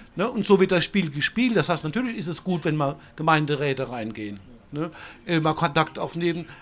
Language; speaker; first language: German; non-native, fluent; Italian